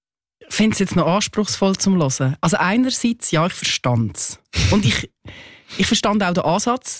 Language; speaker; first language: German; native; German